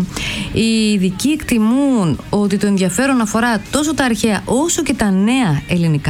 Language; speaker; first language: Greek; native; Greek